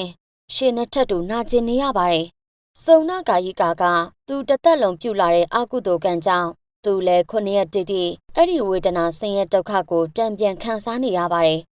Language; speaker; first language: Burmese; native; Burmese